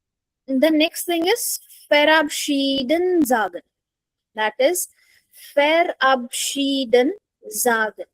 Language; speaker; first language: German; non-native, fluent; Hindi